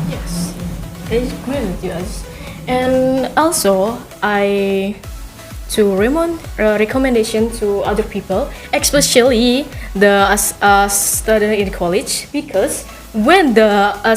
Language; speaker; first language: English; non-native, learner; Indonesian